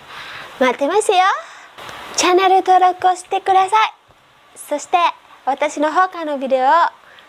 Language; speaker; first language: Japanese; non-native, learner; Indonesian